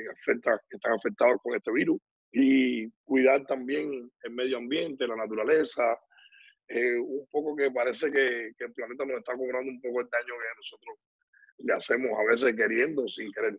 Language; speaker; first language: Spanish; native; Spanish